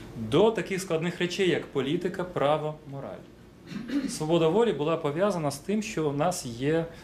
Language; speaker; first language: Ukrainian; non-native, local second language; Russian